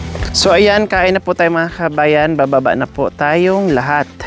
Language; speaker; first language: Filipino; native; Filipino